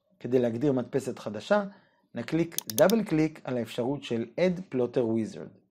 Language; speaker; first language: Hebrew; native; Hebrew